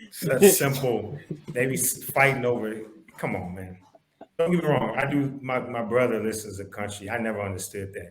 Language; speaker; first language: English; native; English